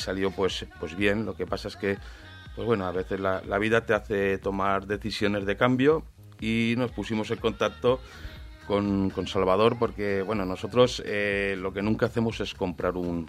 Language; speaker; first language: Spanish; native; Spanish